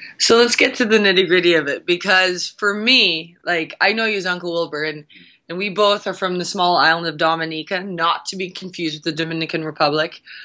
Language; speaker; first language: English; native; English